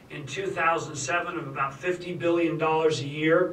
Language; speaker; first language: English; native; English